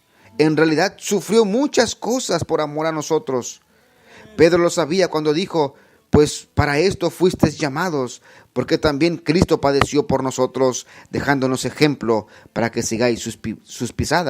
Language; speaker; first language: Spanish; native; Spanish